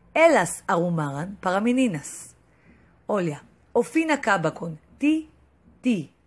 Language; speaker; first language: Portuguese; non-native, fluent; Hebrew